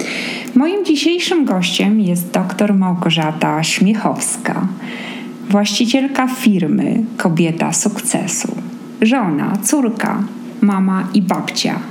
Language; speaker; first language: Polish; native; Polish